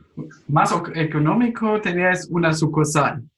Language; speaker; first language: Spanish; non-native, fluent; German